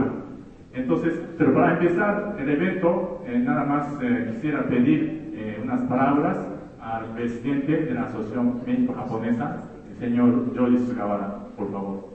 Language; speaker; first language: Spanish; non-native, fluent; Japanese